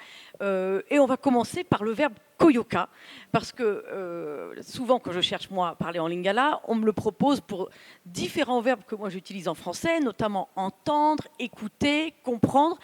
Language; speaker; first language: French; native; French